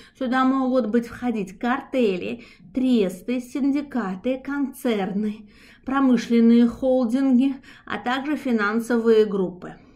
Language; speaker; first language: Russian; non-native, local second language; Uzbek